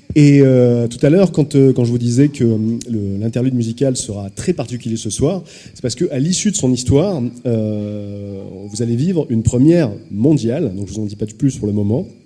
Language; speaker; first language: French; native; French